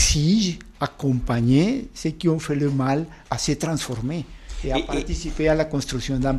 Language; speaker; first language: French; non-native, fluent; Spanish